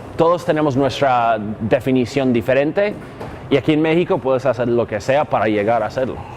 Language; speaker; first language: Spanish; non-native, fluent; English